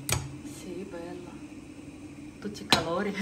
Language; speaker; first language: Italian; non-native, fluent; Russian